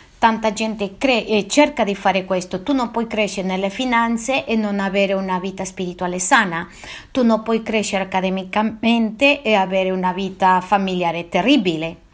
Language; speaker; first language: Italian; non-native, fluent; Spanish